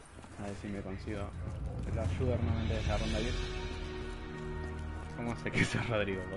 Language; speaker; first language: Spanish; native; Spanish